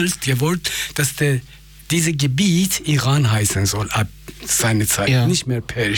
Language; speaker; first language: German; non-native, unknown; Persian